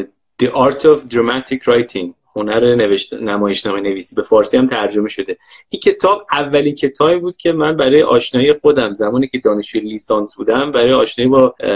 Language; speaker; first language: Persian; native; Persian